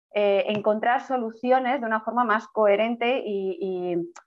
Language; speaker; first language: Spanish; native; Spanish